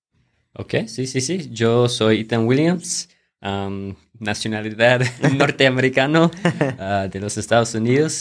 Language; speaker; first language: Spanish; non-native, fluent; English